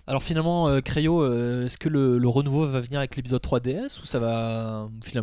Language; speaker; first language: French; native; French